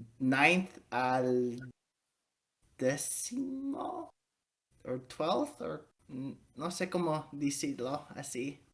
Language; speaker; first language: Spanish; early bilingual, heritage; Spanish